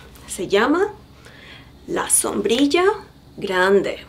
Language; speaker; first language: Spanish; non-native, fluent; English